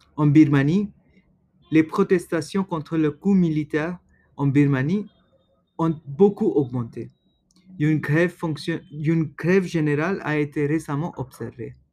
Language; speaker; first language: French; non-native, learner; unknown